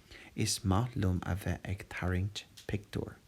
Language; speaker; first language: Irish; non-native, local second language; English